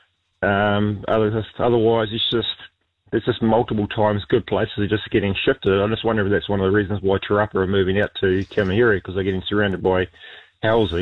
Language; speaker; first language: English; native; English